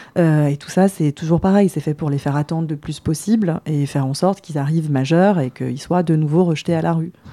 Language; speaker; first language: French; native; French